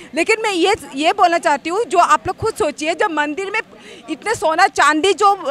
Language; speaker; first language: Hindi; non-native, local second language; Assamese